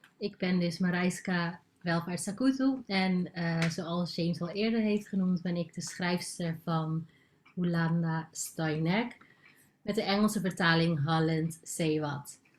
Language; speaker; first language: Dutch; non-native, local second language; Papiamento